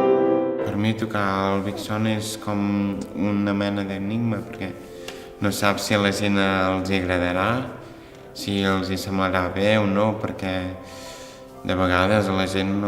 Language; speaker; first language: Catalan; early bilingual, other home language; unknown